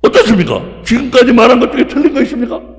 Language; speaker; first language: Korean; native; Korean